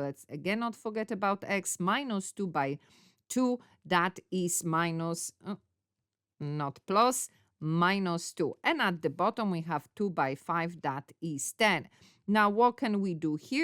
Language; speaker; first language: English; non-native, fluent; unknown